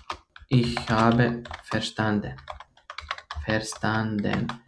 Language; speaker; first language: German; non-native, fluent; Croatian